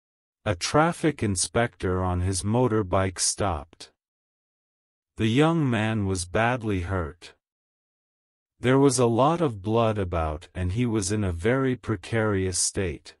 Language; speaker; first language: English; non-native, local second language; Urdu